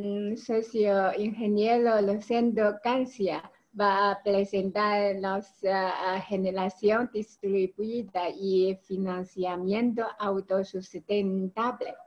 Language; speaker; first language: Spanish; non-native, learner; Chinese